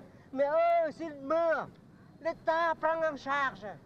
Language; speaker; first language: French; non-native, local second language; Vietnamese